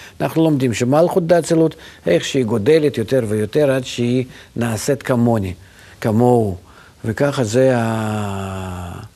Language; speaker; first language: Hebrew; non-native, fluent; Russian